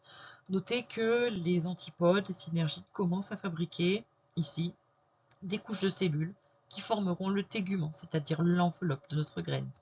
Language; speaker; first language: French; native; French